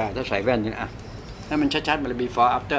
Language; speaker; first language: Thai; native; Thai